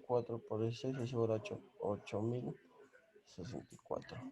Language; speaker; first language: Spanish; native; Spanish